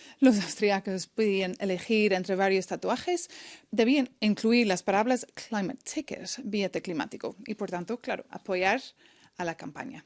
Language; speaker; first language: Spanish; non-native, fluent; English